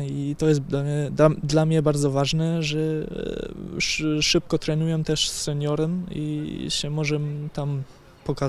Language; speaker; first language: Polish; early bilingual, heritage; German